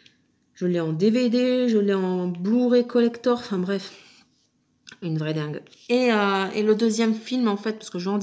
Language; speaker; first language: French; native; French